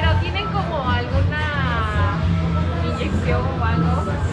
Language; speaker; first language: Spanish; native; Spanish